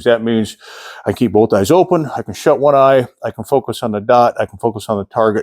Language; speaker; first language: English; native; English